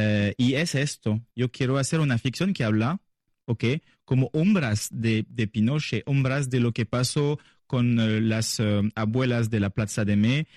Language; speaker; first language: Spanish; non-native, learner; French